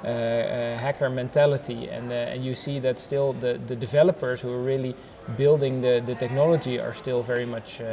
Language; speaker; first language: English; non-native, fluent; Dutch